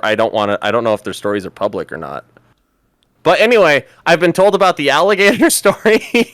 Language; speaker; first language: English; native; English